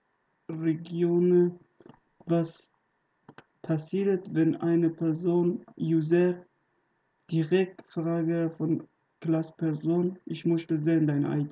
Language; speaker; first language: German; non-native, learner; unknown